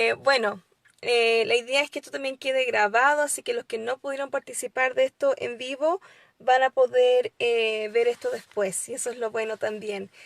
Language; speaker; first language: Spanish; non-native, fluent; English